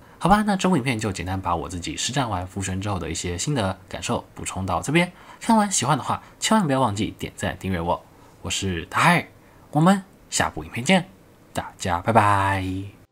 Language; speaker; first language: Chinese; native; Chinese